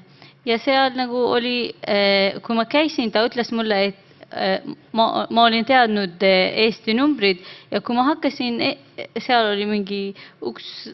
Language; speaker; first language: Estonian; non-native, learner; Arabic